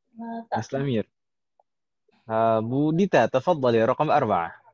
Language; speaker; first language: Arabic; non-native, fluent; Indonesian